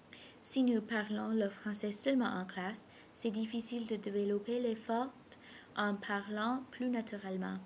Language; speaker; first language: French; non-native, learner; English